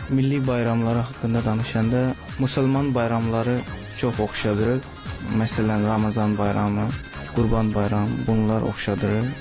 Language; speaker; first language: Azerbaijani; non-native, learner; Tamil